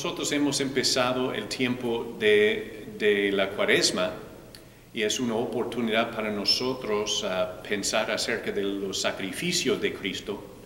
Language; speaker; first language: Spanish; non-native, fluent; English